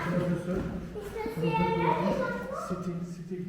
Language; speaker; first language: French; non-native, learner; Turkish